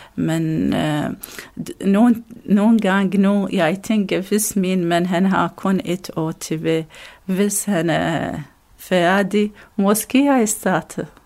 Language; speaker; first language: Danish; non-native, learner; Arabic